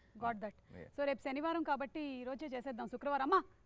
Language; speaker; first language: Telugu; native; Telugu